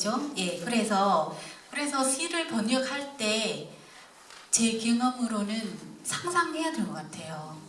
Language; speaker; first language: Korean; non-native, fluent; Vietnamese